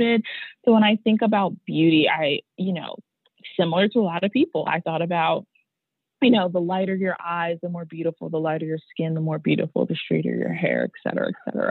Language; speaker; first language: English; native; English